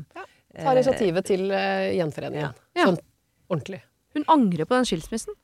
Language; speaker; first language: Norwegian; native; Norwegian